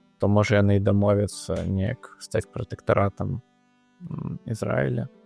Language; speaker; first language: Belarusian; non-native, local second language; Russian